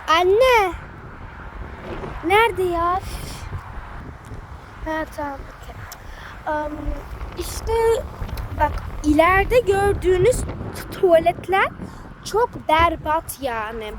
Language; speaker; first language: Turkish; early bilingual, heritage; Turkish